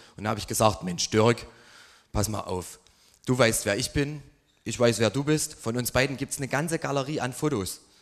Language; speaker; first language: German; native; German